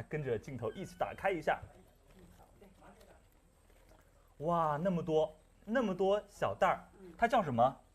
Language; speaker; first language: Chinese; native; Chinese